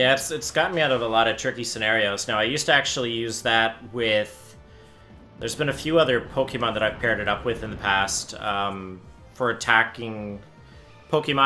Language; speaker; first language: English; native; English